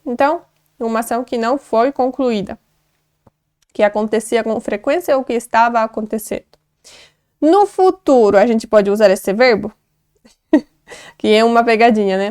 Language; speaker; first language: Portuguese; non-native, fluent; Polish